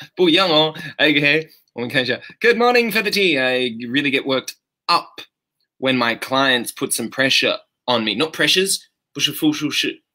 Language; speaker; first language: English; native; English